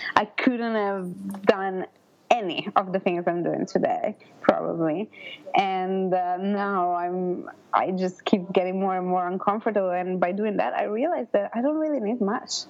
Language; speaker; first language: English; non-native, fluent; Italian